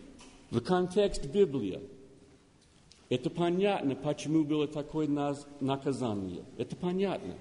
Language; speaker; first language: Russian; non-native, learner; English